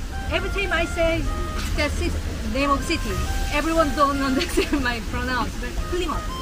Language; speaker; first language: English; non-native, learner; Korean